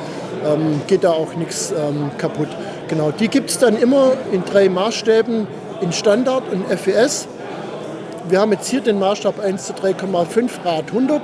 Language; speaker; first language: German; native; German